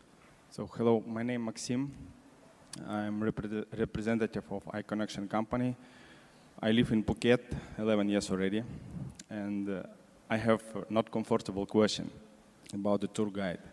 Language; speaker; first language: English; non-native, learner; Russian